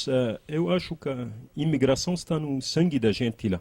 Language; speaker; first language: Portuguese; non-native, learner; Arabic